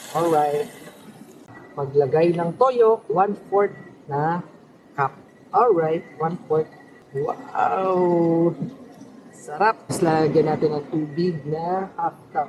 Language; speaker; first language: Filipino; non-native, local second language; Pangasinan